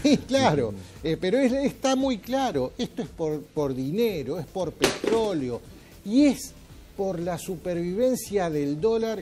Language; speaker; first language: Spanish; native; Spanish